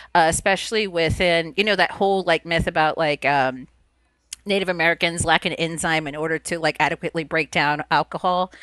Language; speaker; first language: English; early bilingual, other home language; Spanish